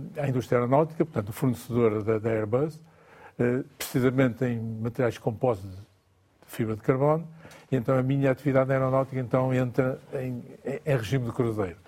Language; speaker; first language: Portuguese; native; Portuguese